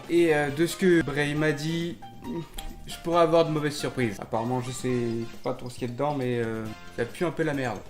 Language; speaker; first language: French; native; French